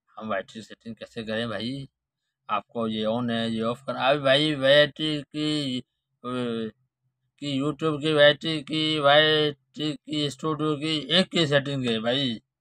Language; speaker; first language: Urdu; non-native, local second language; Sindhi